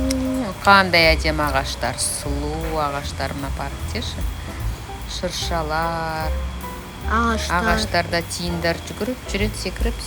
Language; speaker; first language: Kazakh; native; Kazakh